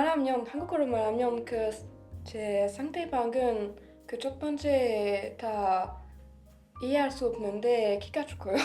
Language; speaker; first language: Korean; non-native, learner; French